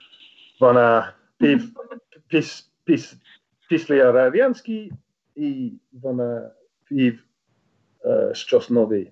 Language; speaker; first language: Ukrainian; non-native, learner; English